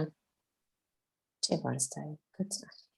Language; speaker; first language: Romanian; non-native, learner; Spanish